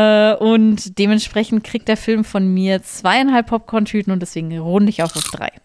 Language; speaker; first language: German; native; German